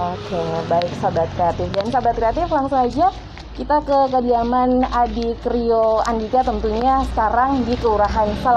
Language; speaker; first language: Indonesian; native; Indonesian